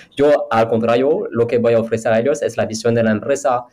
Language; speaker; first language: Spanish; non-native, fluent; French